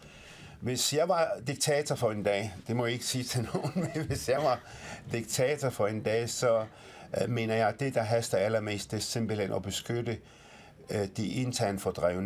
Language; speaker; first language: Danish; early bilingual, other home language; Arabic